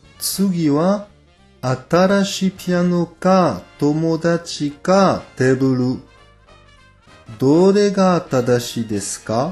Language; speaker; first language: Japanese; non-native, fluent; French